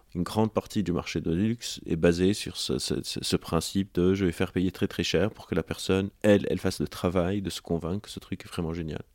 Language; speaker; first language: French; non-native, local second language; Arabic